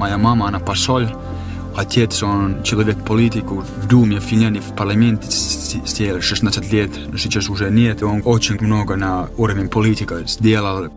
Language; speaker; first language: Russian; non-native, fluent; Finnish